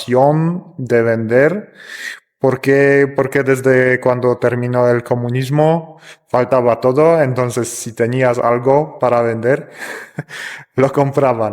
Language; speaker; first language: Spanish; non-native, fluent; Polish